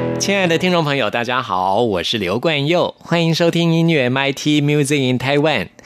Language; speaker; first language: Chinese; native; Chinese